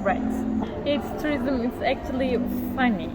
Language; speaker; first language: English; non-native, learner; Turkish